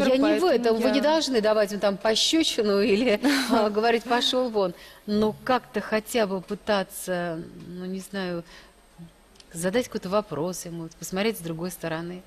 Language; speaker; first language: Russian; native; Russian